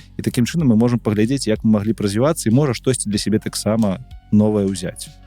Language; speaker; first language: Belarusian; non-native, local second language; Russian